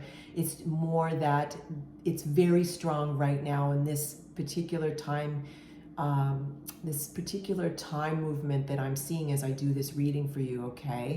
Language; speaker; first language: English; native; English